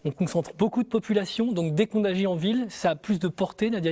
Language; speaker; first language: French; native; French